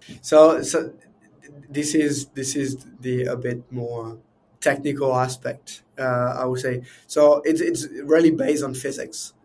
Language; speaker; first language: English; non-native, fluent; French